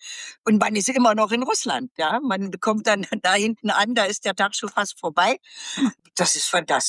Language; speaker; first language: German; native; German